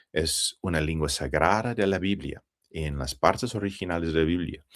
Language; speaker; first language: Spanish; non-native, fluent; English